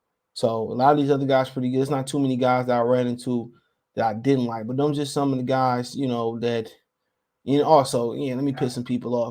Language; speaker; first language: English; native; English